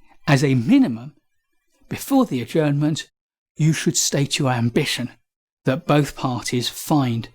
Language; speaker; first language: English; native; English